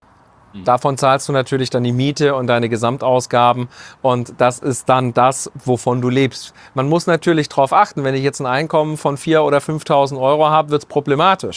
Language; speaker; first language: German; native; German